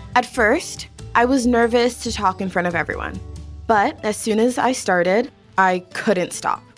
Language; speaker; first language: English; native; English